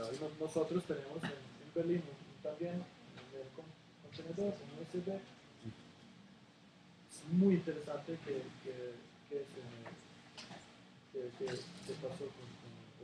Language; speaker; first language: Spanish; non-native, learner; Serbian